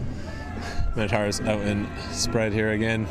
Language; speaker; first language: English; native; English